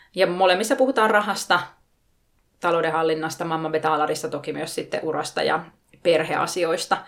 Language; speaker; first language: Finnish; non-native, local second language; Tatar